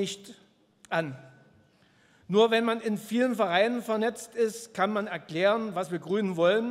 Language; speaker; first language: German; native; German